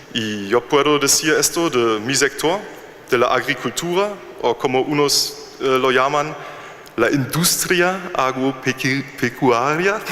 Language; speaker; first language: Spanish; non-native, learner; German